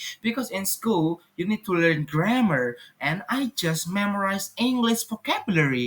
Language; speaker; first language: English; non-native, fluent; Indonesian